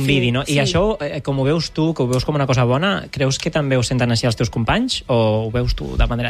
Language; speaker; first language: Catalan; native; Catalan